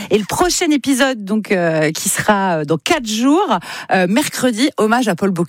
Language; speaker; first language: French; native; French